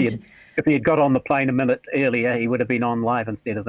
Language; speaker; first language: English; native; English